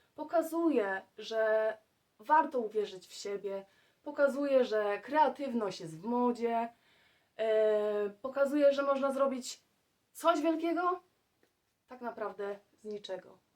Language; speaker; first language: Polish; native; Polish